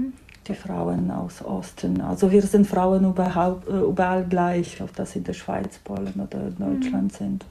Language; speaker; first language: German; non-native, learner; Polish